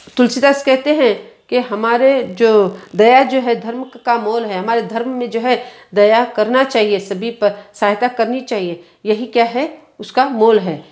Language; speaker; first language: Hindi; non-native, local second language; Kannada